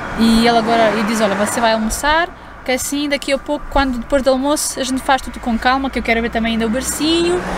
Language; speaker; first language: Portuguese; non-native, fluent; Ukrainian